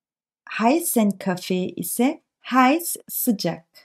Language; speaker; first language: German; non-native, fluent; Turkish